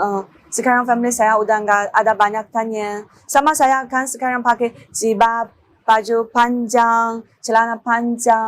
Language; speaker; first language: Indonesian; non-native, learner; Chinese